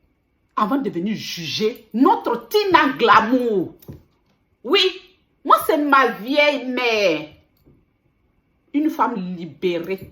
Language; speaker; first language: French; native; French